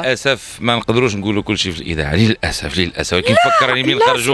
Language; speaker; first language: Arabic; native; Arabic